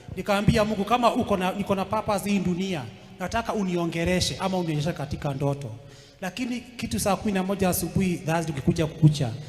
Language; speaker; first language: Swahili; non-native, local second language; Kikuyu